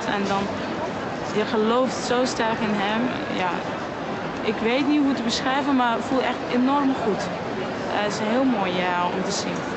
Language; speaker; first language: Dutch; non-native, fluent; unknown